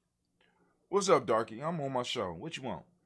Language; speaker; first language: English; native; English